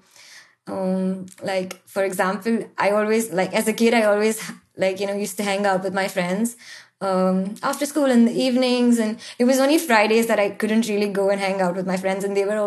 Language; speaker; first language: English; non-native, local second language; Marathi